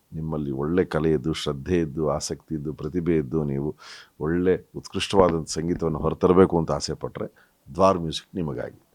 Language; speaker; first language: Kannada; native; Kannada